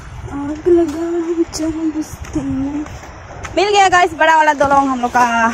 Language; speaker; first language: Hindi; non-native, local second language; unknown